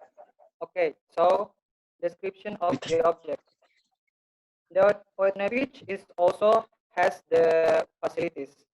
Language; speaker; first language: English; non-native, learner; Indonesian